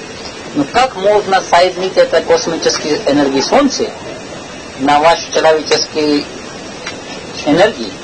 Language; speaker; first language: Russian; non-native, learner; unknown